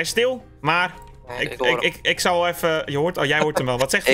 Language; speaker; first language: Dutch; native; Dutch